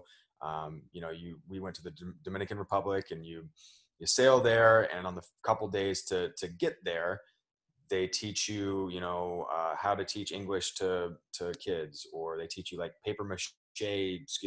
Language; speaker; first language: English; native; English